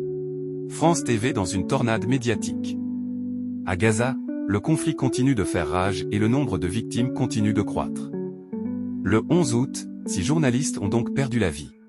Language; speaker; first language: French; native; French